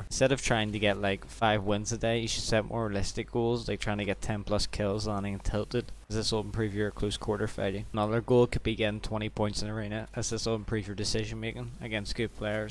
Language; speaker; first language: English; native; English